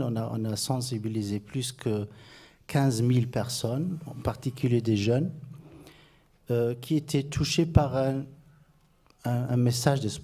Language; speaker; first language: French; non-native, fluent; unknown